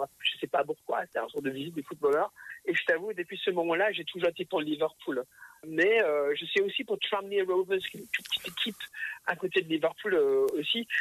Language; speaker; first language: French; early bilingual, other home language; English